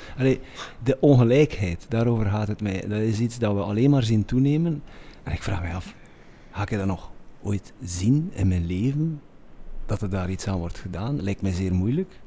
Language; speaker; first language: Dutch; native; Dutch